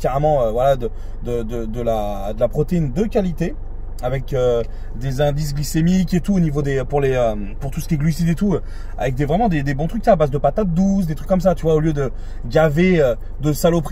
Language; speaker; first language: French; native; French